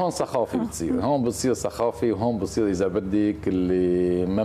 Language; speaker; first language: Arabic; native; Arabic